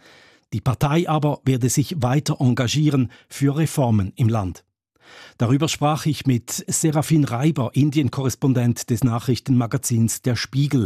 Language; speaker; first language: German; native; German